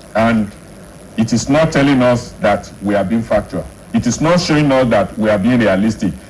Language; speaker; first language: English; non-native, local second language; Yoruba